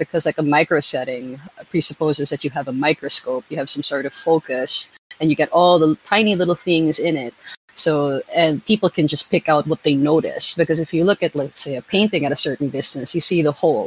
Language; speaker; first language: English; non-native, local second language; Filipino